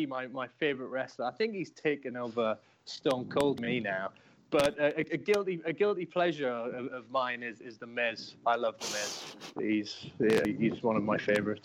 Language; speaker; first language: English; native; English